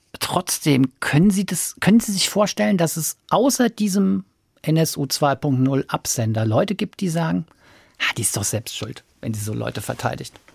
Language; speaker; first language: German; native; German